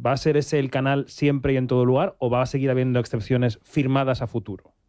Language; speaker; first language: Spanish; native; Spanish